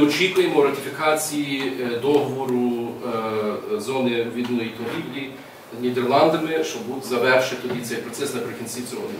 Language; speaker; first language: Ukrainian; early bilingual, heritage; English